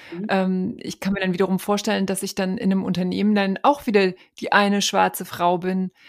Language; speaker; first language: German; native; German